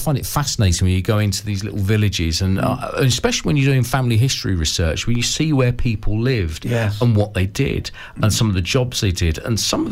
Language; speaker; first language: English; native; English